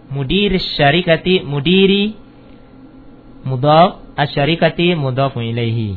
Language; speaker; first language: Arabic; non-native, fluent; Indonesian